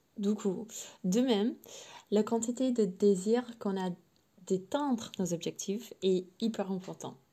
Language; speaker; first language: French; non-native, learner; English